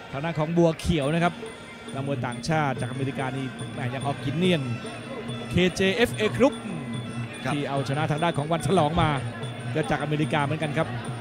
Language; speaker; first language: Thai; native; Thai